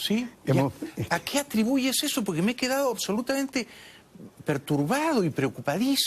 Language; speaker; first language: Spanish; native; Spanish